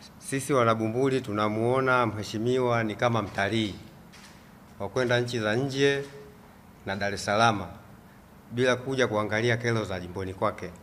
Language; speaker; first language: Swahili; native; Swahili